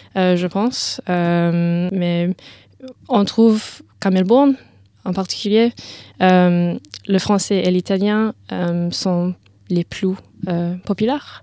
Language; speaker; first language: French; non-native, learner; English